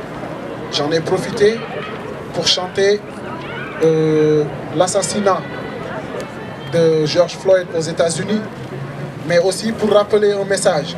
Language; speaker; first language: French; non-native, local second language; Wolof